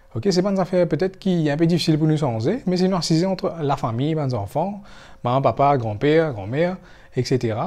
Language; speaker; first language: French; non-native, local second language; Morisyen